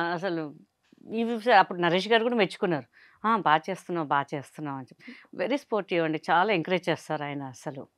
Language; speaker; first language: Telugu; non-native, local second language; Hindi